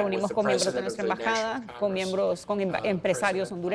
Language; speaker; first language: Spanish; native; Spanish